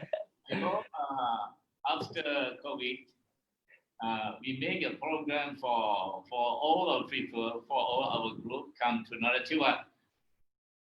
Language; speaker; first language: English; non-native, learner; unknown